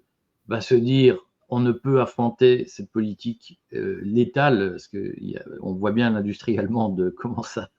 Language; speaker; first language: French; native; French